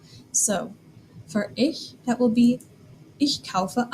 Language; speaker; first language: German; non-native, fluent; English